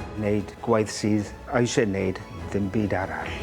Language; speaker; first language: Welsh; non-native, local second language; English